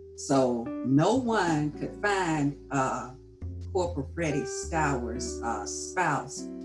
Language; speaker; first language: English; native; English